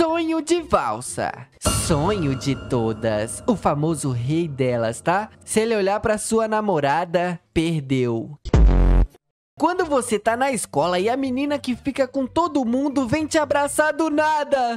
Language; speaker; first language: Portuguese; native; Portuguese